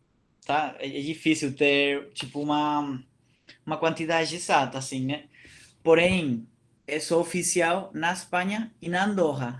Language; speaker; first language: Portuguese; non-native, fluent; Catalan